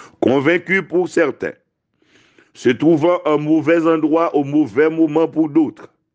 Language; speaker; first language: French; non-native, local second language; Haitian Creole